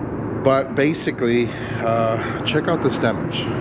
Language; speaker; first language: English; native; English